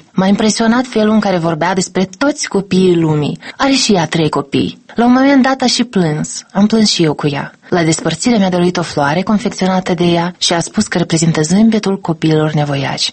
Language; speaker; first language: Romanian; native; Romanian